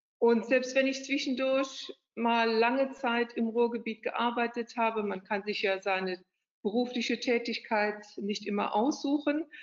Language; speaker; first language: German; native; German